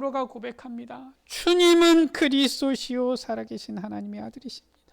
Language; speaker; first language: Korean; native; Korean